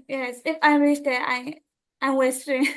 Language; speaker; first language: English; non-native, learner; Burmese